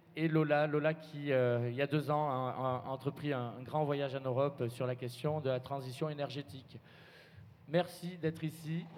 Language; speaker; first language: French; native; French